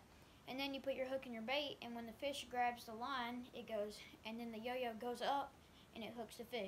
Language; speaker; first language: English; native; English